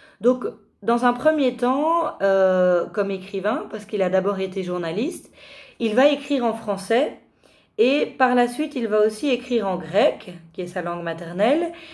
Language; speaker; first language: French; native; French